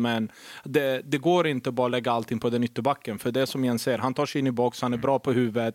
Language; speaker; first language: Swedish; native; Swedish